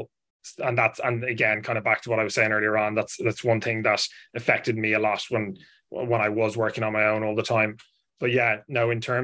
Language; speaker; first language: English; native; English